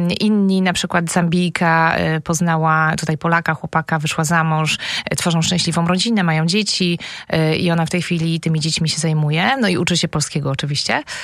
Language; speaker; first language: Polish; native; Polish